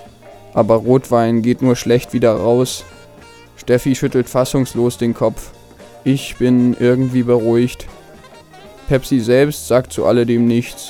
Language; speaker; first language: German; native; German